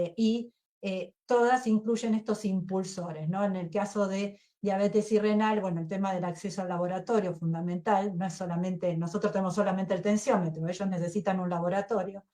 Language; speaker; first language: Spanish; native; Spanish